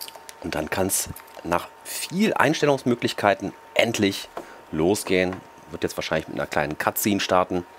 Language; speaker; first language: German; native; German